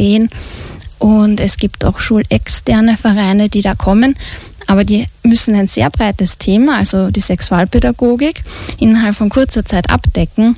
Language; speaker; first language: German; native; German